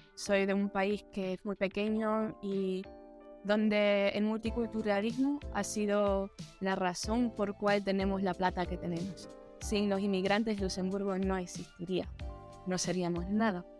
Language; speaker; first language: Spanish; early bilingual, heritage; Spanish